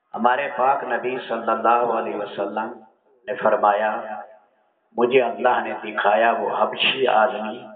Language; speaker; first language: Urdu; native; Urdu